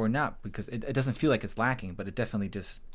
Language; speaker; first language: English; native; English